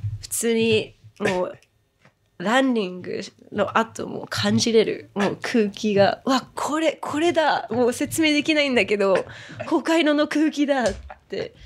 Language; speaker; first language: Japanese; early bilingual, heritage; Japanese